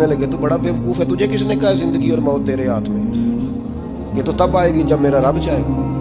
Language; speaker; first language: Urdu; non-native, local second language; Punjabi